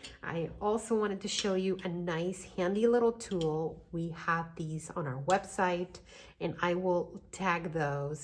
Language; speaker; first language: English; native; English